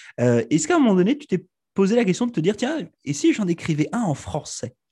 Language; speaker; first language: French; native; French